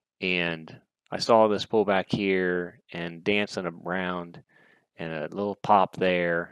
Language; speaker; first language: English; native; English